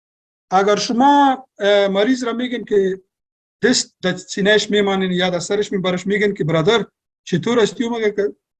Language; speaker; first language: Persian; non-native, local second language; Pashto